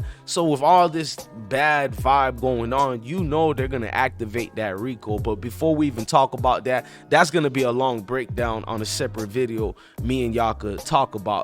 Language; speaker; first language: English; native; English